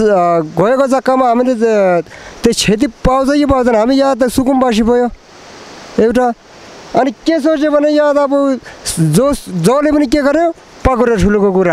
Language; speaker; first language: Nepali; non-native, local second language; Eastern Tamang